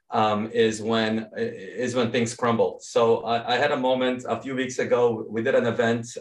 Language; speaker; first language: English; early bilingual, other home language; Serbian